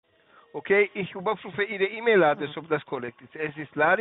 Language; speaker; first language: German; non-native, learner; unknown